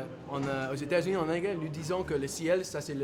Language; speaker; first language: French; non-native, fluent; English